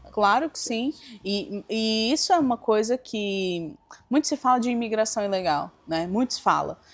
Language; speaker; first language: Portuguese; native; Portuguese